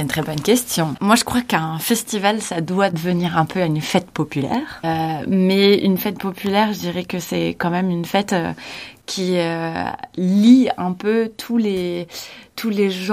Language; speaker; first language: French; native; French